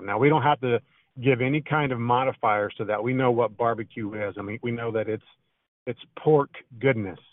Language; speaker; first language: English; native; English